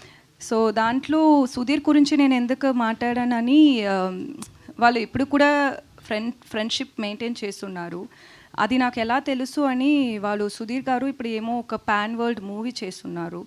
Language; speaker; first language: Telugu; non-native, fluent; Tamil